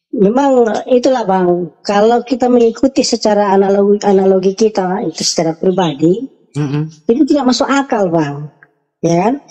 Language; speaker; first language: Indonesian; native; Indonesian